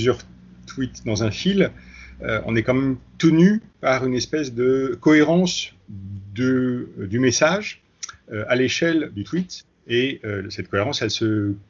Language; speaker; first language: French; native; French